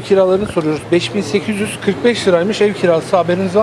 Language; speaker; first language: Turkish; native; Turkish